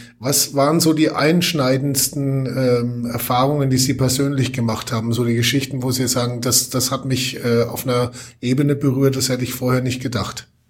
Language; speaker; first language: German; native; German